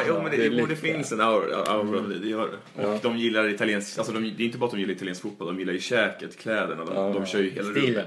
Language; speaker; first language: Swedish; native; Swedish